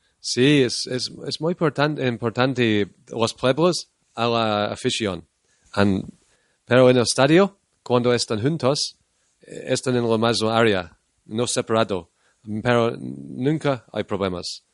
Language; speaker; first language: Spanish; non-native, learner; English